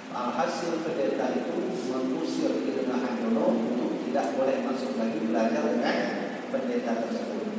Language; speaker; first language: Malay; non-native, local second language; Achinese